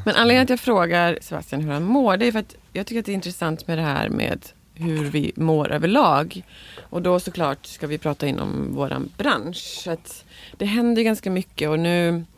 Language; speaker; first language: Swedish; native; Swedish